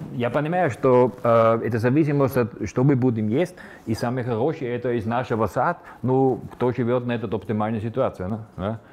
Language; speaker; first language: Russian; non-native, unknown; Slovenian